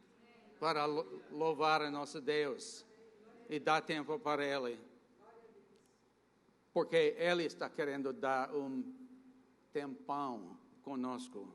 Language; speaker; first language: Portuguese; non-native, fluent; English